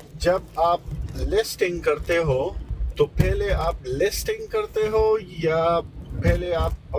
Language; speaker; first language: Hindi; non-native, local second language; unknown